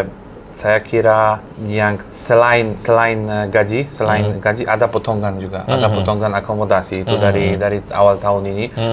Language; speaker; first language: Indonesian; non-native, fluent; Polish